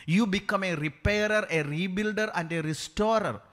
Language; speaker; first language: English; non-native, local second language; Malayalam